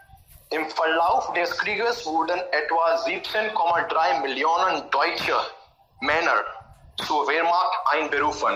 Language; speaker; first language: German; non-native, learner; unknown